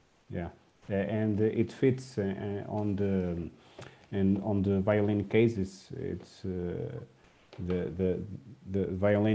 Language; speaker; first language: English; non-native, learner; Portuguese